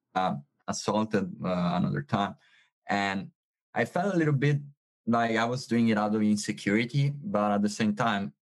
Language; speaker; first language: English; non-native, fluent; Italian